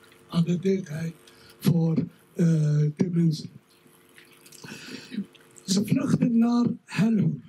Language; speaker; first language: Dutch; non-native, fluent; Arabic